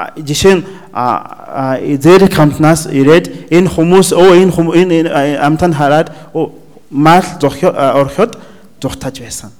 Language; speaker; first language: Mongolian; non-native, learner; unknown